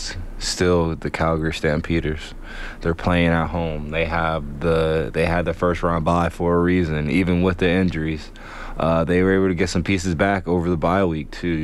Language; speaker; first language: English; native; English